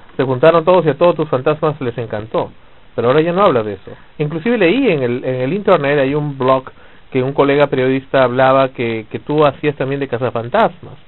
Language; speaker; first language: Spanish; native; Spanish